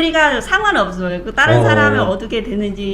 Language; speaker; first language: Korean; non-native, learner; Vietnamese